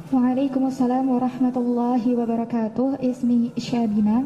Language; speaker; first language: Arabic; non-native, fluent; Indonesian